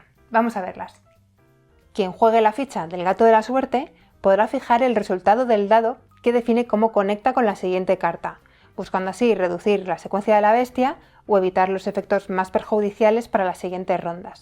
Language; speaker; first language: Spanish; native; Spanish